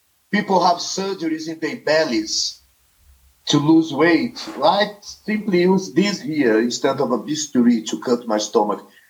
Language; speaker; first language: English; non-native, fluent; Portuguese